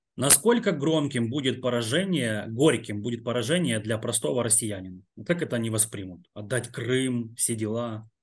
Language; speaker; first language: Russian; non-native, local second language; Ukrainian